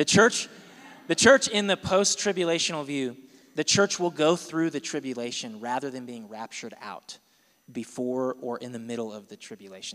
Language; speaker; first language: English; native; English